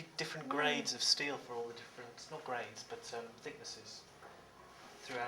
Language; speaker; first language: English; native; English